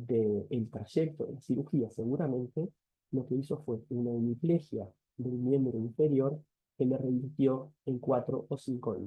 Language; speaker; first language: Spanish; native; Spanish